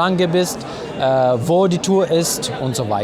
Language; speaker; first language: German; non-native, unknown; Italian